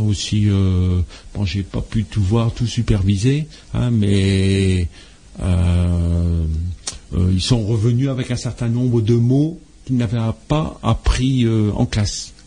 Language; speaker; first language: French; native; French